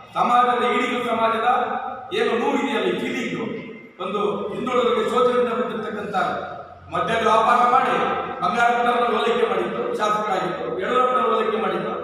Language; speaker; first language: Kannada; native; Kannada